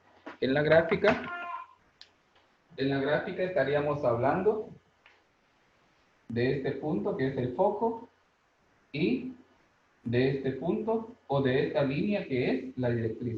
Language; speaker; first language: Spanish; native; Spanish